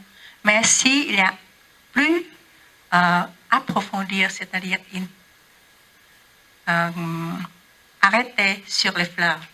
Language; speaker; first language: French; non-native, learner; Vietnamese